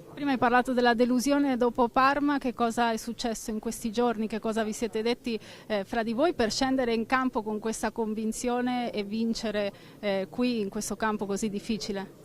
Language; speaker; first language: Italian; native; Italian